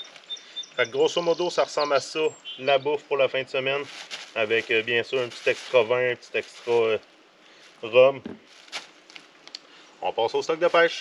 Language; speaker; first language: French; native; French